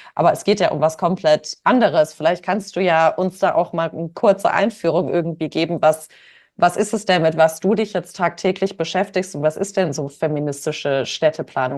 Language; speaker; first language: German; native; German